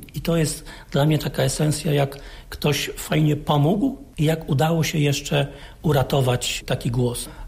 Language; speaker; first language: Polish; native; Polish